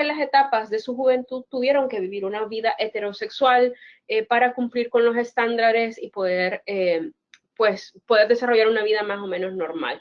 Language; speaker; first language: Spanish; native; Spanish